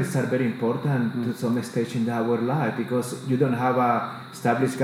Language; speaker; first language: English; non-native, fluent; Spanish